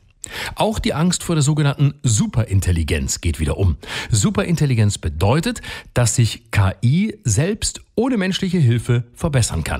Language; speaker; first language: German; native; German